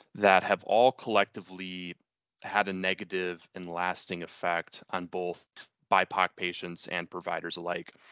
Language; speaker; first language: English; early bilingual, other home language; Spanish